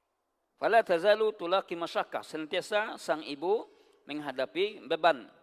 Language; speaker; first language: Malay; non-native, local second language; Minangkabau